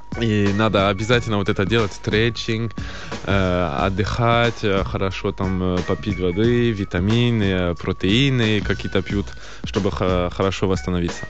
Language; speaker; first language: Russian; early bilingual, heritage; Russian